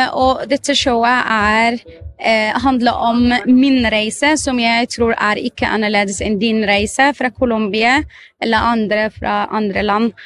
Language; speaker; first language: Norwegian; non-native, fluent; Arabic